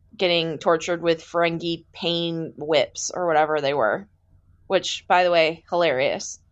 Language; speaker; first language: English; native; English